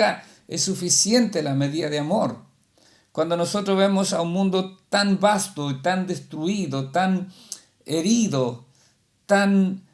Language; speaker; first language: Spanish; native; Spanish